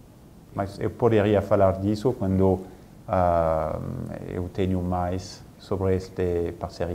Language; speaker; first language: Portuguese; non-native, fluent; French